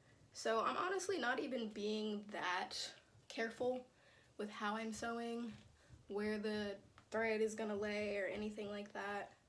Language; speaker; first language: English; native; English